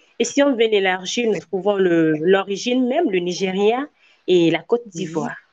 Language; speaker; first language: French; non-native, local second language; Ewe